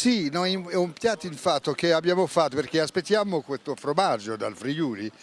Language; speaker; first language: Italian; non-native, fluent; French